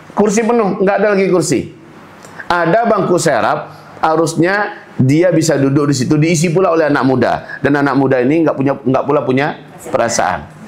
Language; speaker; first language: Malay; non-native, local second language; Minangkabau